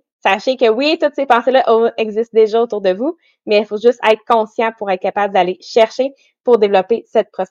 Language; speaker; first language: French; native; French